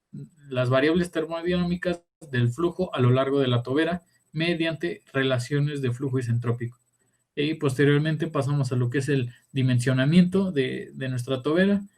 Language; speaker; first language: Spanish; native; Spanish